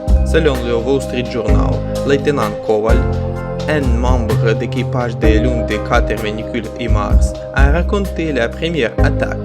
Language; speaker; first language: French; non-native, fluent; Ukrainian